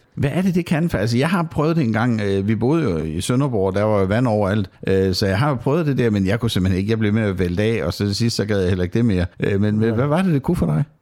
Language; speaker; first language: Danish; native; Danish